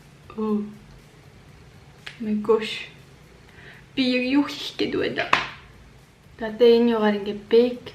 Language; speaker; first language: Mongolian; native; Mongolian